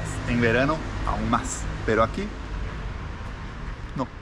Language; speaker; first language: Spanish; non-native, fluent; Portuguese